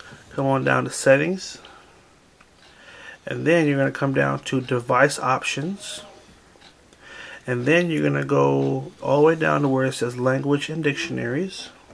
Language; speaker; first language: English; native; English